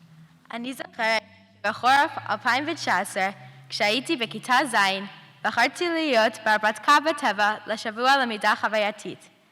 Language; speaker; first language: Hebrew; non-native, learner; English